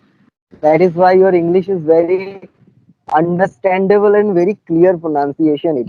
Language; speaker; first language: English; non-native, fluent; Bangla